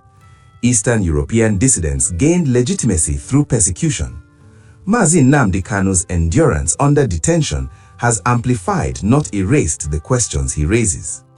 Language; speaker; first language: English; non-native, local second language; Igbo